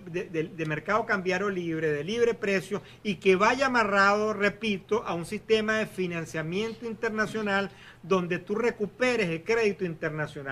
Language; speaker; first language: Spanish; native; Spanish